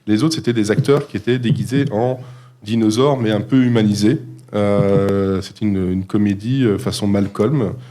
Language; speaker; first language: French; native; French